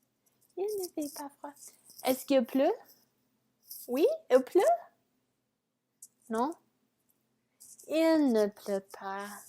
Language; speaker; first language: French; non-native, fluent; English